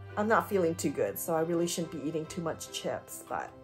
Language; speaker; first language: English; native; English